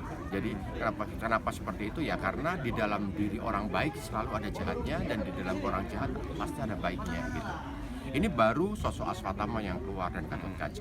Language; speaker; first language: Indonesian; native; Indonesian